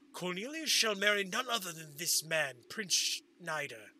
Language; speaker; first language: English; native; English